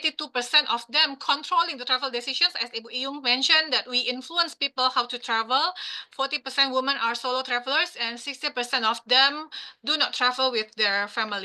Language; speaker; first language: English; non-native, fluent; Indonesian